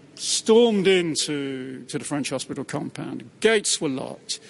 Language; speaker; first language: English; native; English